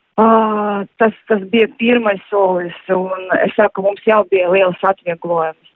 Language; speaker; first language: Latvian; non-native, local second language; Russian